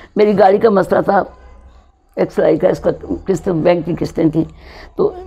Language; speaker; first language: Urdu; non-native, local second language; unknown